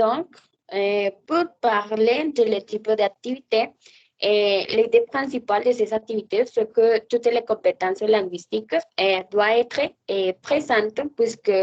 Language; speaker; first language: French; non-native, learner; Spanish